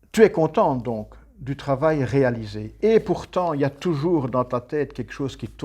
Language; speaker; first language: French; native; French